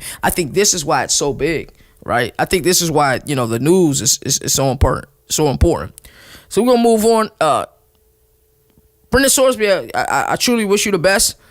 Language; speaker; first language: English; native; English